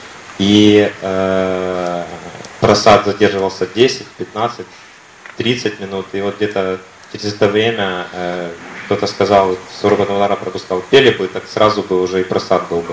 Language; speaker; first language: Russian; native; Russian